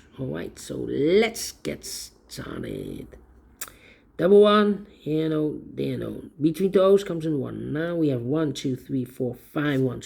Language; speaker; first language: English; non-native, fluent; Dutch